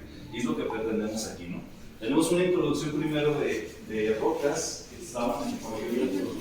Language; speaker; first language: Spanish; native; Spanish